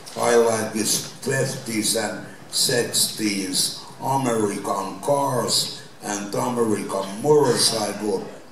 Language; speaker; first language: English; non-native, learner; Finnish